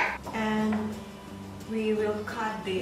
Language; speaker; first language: English; non-native, learner; Indonesian